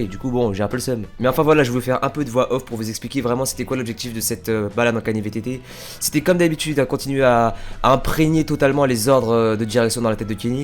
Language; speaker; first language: French; native; French